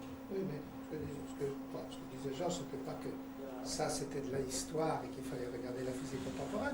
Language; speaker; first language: French; native; French